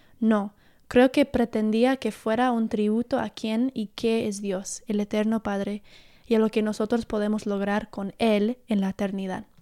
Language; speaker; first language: Spanish; early bilingual, heritage; Spanish